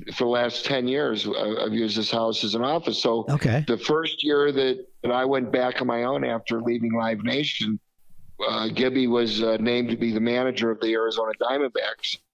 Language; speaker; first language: English; native; English